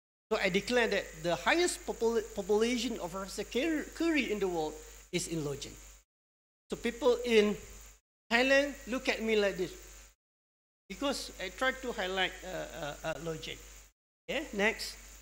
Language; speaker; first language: English; non-native, local second language; Malay